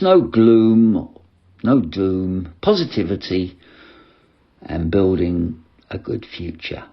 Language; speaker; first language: English; native; English